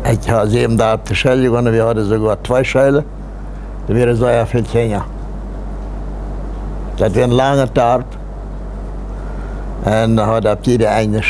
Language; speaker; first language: German; non-native, local second language; Plautdietsch